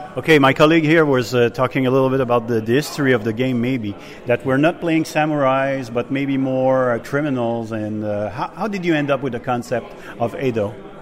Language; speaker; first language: English; non-native, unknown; French